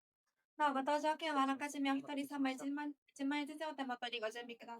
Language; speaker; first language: Japanese; native; Japanese